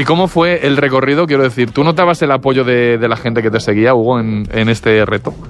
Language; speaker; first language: Spanish; native; Spanish